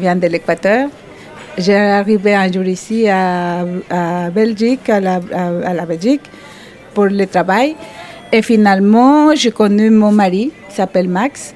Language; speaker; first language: French; non-native, fluent; Spanish